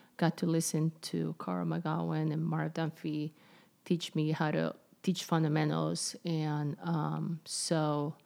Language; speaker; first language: English; non-native, fluent; Spanish